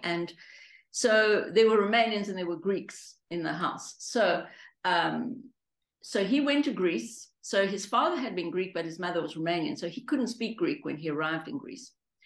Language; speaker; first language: English; early bilingual, other home language; Greek